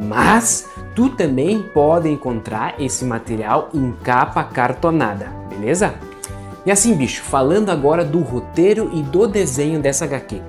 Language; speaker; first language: Portuguese; native; Portuguese